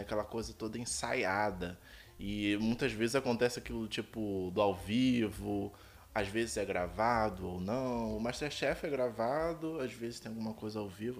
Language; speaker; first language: Portuguese; native; Portuguese